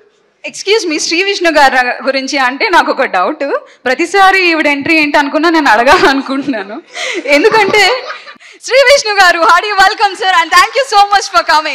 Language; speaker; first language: Telugu; native; Telugu